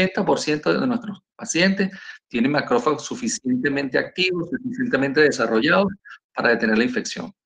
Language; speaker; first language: Spanish; native; Spanish